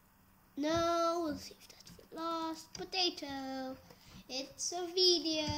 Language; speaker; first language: English; native; English